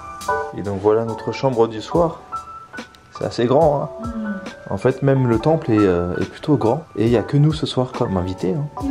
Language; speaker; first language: French; native; French